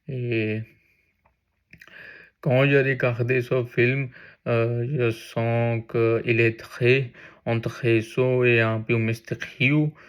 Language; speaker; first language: French; non-native, learner; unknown